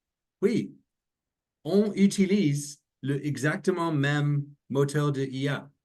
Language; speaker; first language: French; non-native, learner; English